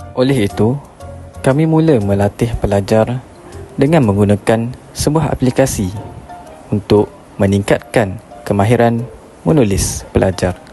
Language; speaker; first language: Malay; native; Malay